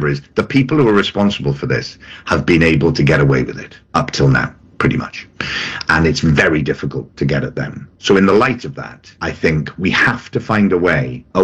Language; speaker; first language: English; native; English